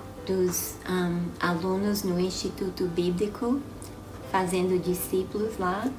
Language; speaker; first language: Portuguese; non-native, fluent; English